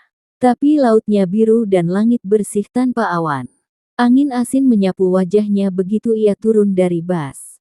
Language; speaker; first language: Indonesian; native; Indonesian